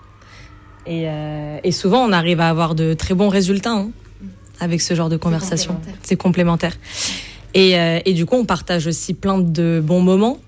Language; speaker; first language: French; native; French